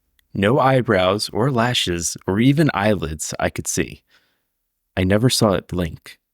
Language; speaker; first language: English; native; English